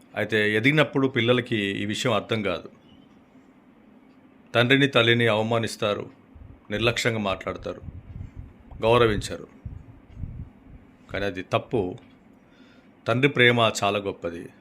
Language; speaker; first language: Telugu; native; Telugu